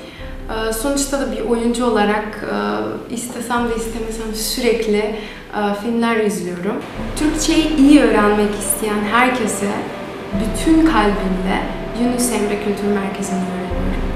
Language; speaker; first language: Turkish; non-native, fluent; Macedonian